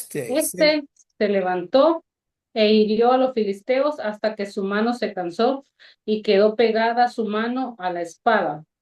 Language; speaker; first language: Spanish; native; Spanish